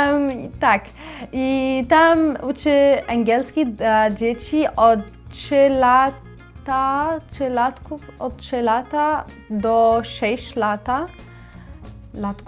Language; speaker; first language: Polish; non-native, learner; Arabic